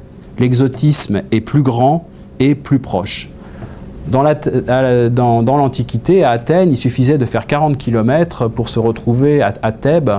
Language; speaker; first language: French; native; French